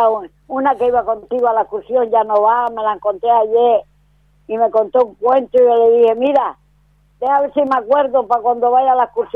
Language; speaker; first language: Spanish; native; Spanish